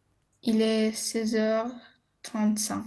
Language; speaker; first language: French; non-native, learner; Romanian